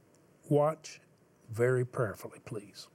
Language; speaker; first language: English; native; English